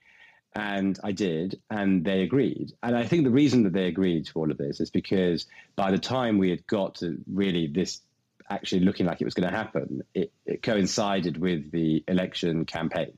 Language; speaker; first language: English; native; English